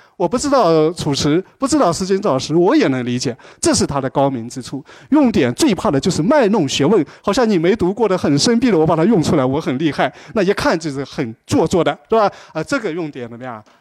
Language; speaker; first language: Chinese; native; Chinese